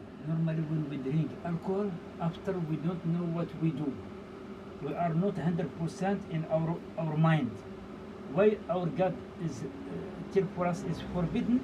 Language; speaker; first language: English; non-native, learner; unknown